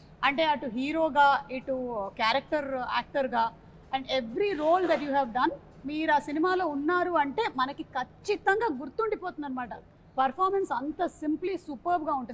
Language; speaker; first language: Telugu; native; Telugu